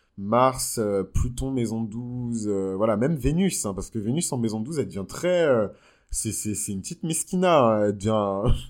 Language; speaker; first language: French; native; French